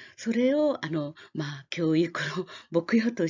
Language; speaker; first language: Japanese; non-native, fluent; Korean